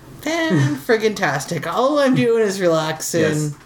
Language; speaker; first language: English; native; English